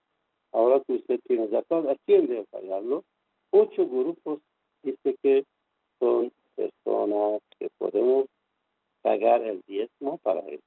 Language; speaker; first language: Spanish; non-native, fluent; Persian